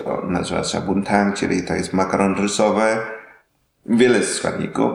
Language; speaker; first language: Polish; non-native, learner; Vietnamese